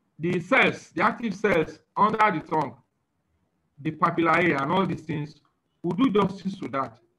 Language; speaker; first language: English; non-native, local second language; Yoruba